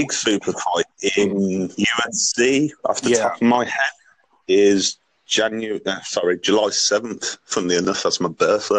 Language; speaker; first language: English; native; English